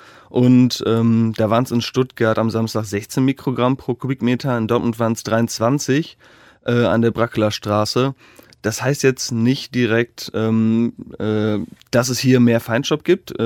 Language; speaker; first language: German; native; German